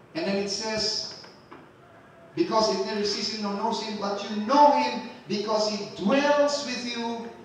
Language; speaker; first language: English; non-native, local second language; Filipino